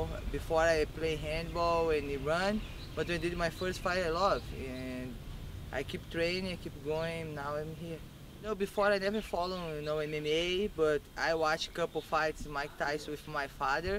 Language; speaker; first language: English; non-native, learner; Portuguese